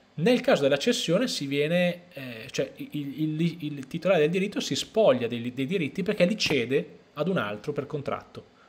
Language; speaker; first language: Italian; native; Italian